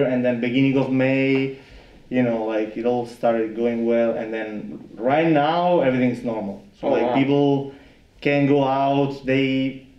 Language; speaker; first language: English; non-native, fluent; Italian